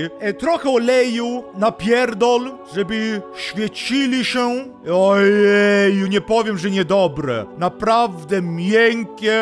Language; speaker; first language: Polish; non-native, learner; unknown